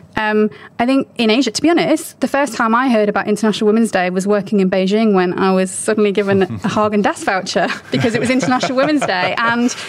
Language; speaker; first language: English; native; English